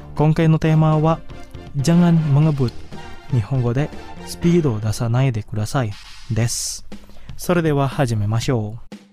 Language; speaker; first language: Japanese; non-native, fluent; Indonesian